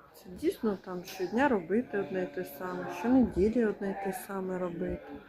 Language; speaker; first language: Ukrainian; native; Ukrainian